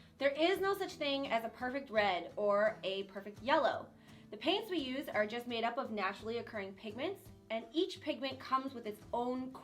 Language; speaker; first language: English; native; English